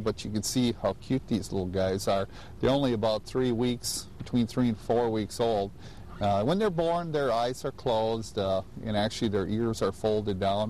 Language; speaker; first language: English; native; English